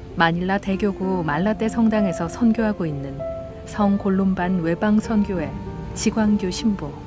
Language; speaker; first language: Korean; native; Korean